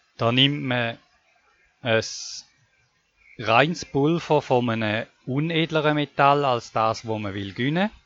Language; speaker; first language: German; native; German